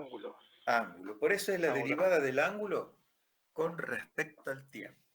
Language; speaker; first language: Spanish; native; Spanish